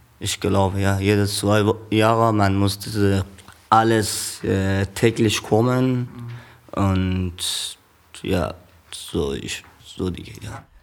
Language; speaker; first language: German; non-native, learner; Persian